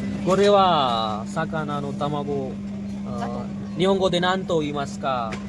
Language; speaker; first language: Japanese; non-native, learner; Marathi